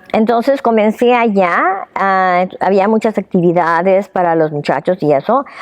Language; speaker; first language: Spanish; early bilingual, heritage; Spanish